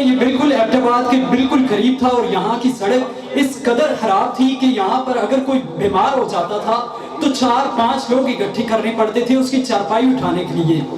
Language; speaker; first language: Urdu; non-native, local second language; Northern Hindko